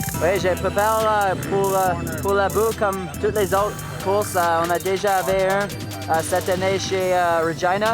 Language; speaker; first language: French; non-native, learner; English